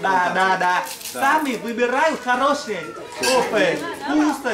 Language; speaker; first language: Russian; non-native, learner; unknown